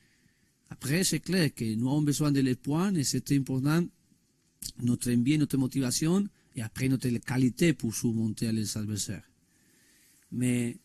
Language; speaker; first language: French; non-native, learner; Spanish